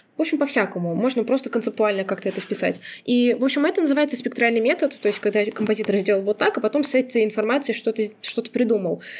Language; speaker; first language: Russian; non-native, local second language; Azerbaijani